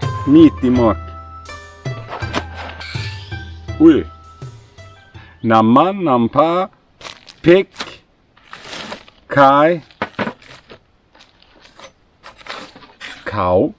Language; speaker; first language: Thai; non-native, learner; Swedish